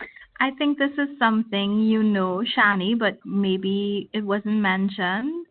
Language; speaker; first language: English; native; English